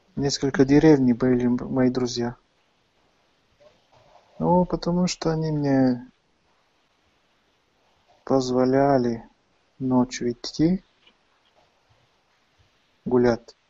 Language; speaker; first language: Russian; non-native, fluent; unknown